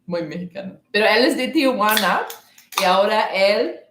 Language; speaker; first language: Spanish; non-native, learner; English